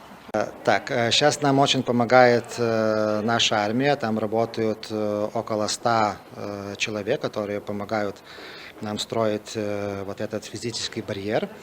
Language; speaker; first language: Russian; non-native, fluent; Lithuanian